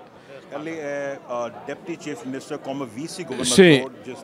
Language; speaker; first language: Portuguese; non-native, fluent; Hindi